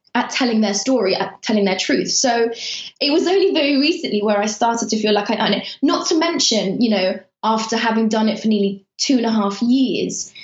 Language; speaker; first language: English; early bilingual, other home language; Persian